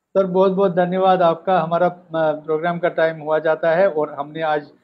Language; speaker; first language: Hindi; native; Hindi